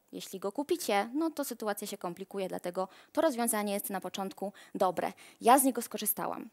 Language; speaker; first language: Polish; native; Polish